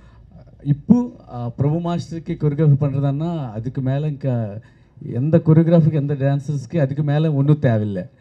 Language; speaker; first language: Tamil; non-native, learner; Telugu